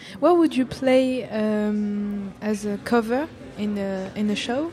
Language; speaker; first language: English; non-native, learner; French